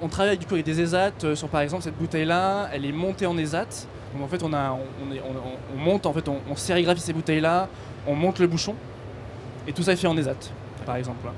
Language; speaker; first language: French; native; French